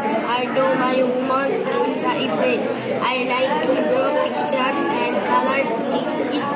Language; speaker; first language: English; non-native, learner; Bangla